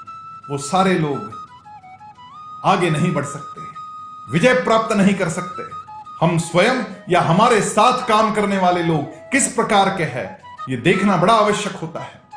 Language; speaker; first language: Hindi; native; Hindi